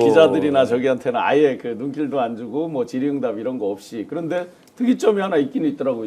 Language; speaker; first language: Korean; native; Korean